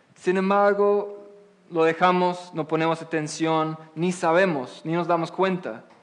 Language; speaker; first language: Spanish; non-native, fluent; English